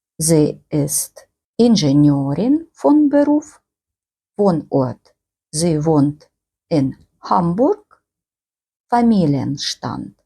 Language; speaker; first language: German; non-native, fluent; Ukrainian